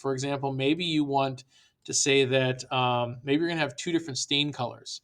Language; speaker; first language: English; native; English